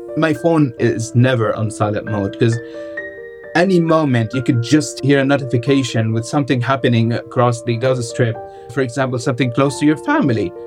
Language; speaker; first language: English; non-native, fluent; Arabic